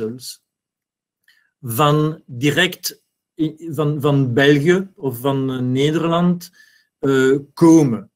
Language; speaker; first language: Dutch; non-native, learner; French